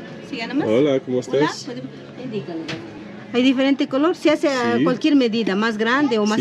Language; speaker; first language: Spanish; native; Spanish